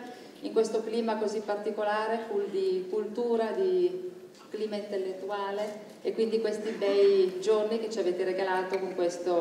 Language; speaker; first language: Italian; native; Italian